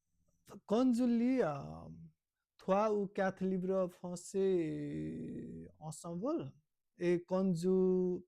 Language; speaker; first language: French; non-native, learner; Nepali